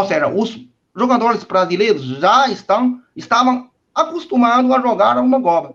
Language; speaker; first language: Portuguese; non-native, fluent; Chinese